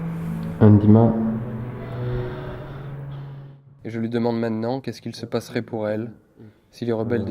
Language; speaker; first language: French; native; French